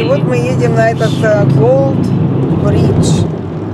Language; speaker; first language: Russian; native; Russian